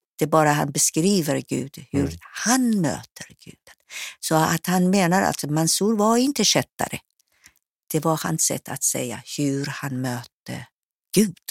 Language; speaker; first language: Swedish; non-native, fluent; Persian